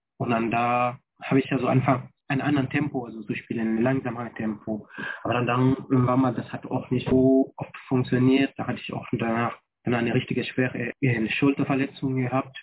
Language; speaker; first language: German; non-native, fluent; Fula